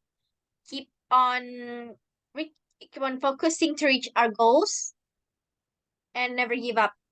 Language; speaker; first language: English; non-native, learner; Indonesian